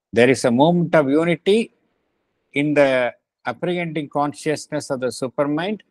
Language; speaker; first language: English; non-native, local second language; Tamil